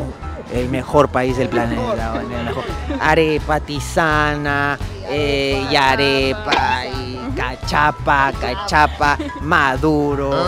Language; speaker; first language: Spanish; native; Spanish